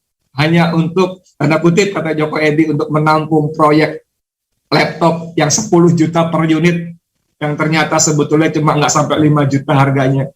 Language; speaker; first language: Indonesian; native; Indonesian